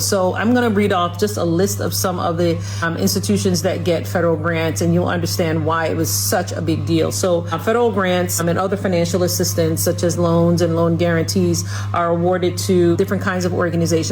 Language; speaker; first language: English; native; English